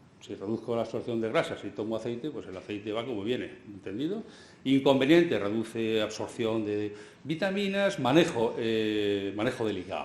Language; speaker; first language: Spanish; native; Spanish